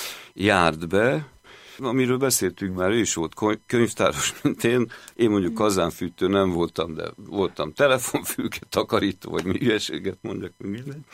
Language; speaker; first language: Hungarian; native; Hungarian